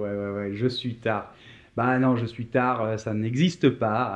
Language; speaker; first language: French; native; French